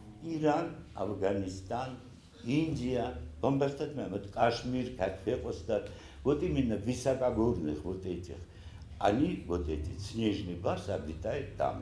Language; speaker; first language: Russian; non-native, local second language; Ossetic